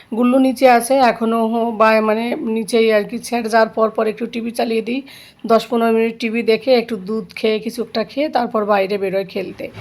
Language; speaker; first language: Bangla; native; Bangla